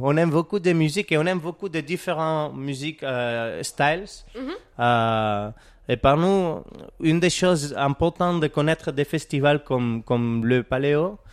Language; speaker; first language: French; non-native, learner; Catalan